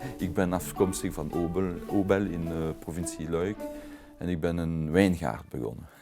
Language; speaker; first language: Dutch; non-native, local second language; French